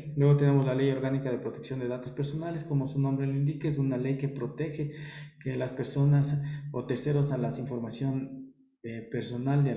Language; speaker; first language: Spanish; native; Spanish